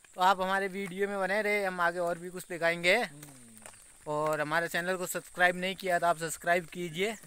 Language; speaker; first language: Hindi; native; Hindi